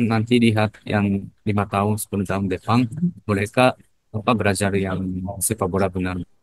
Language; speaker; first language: Indonesian; non-native, learner; Japanese